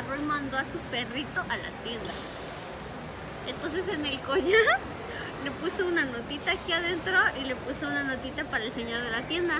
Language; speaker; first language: Spanish; native; Spanish